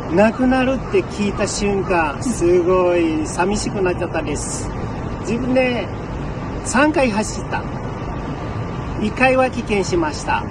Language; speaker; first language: Japanese; non-native, learner; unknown